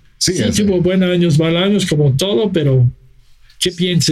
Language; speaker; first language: Spanish; non-native, fluent; English